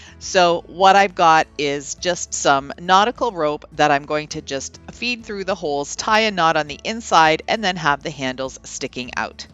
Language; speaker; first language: English; native; English